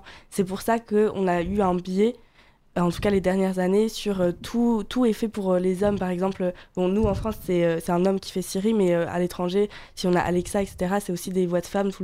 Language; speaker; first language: French; native; French